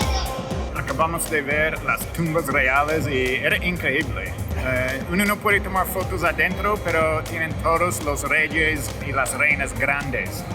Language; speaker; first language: Spanish; non-native, fluent; English